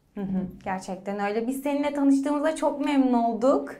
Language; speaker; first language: Turkish; native; Turkish